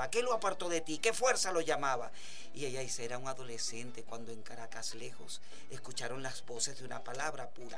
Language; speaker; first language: Spanish; native; Spanish